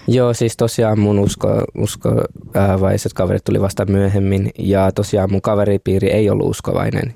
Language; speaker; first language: Finnish; early bilingual, other home language; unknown